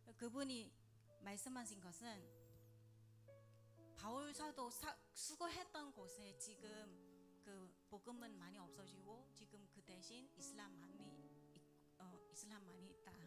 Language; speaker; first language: Korean; non-native, learner; Vietnamese